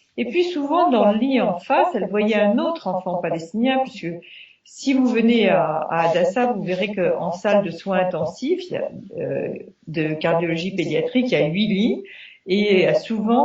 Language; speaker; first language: French; native; French